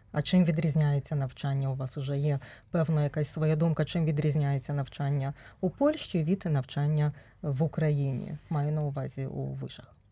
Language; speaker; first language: Ukrainian; native; Ukrainian